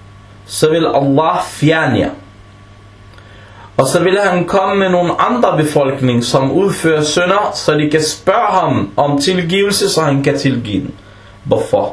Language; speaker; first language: Danish; early bilingual, other home language; Arabic